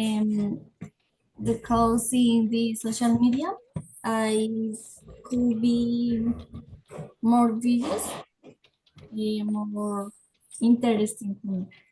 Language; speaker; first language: English; non-native, learner; Spanish